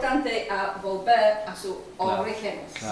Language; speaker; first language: Spanish; non-native, learner; English